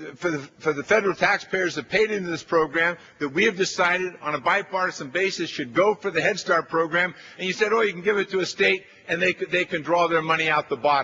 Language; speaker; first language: English; native; English